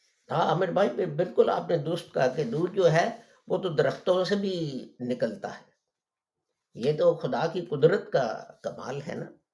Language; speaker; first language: Urdu; native; Urdu